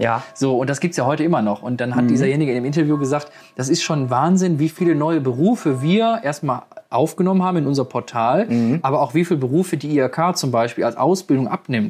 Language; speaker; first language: German; native; German